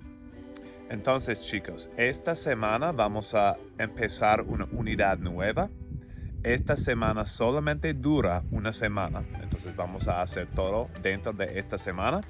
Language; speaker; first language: Spanish; non-native, fluent; English